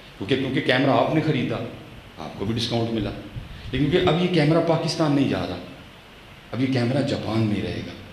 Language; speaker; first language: Urdu; non-native, local second language; Punjabi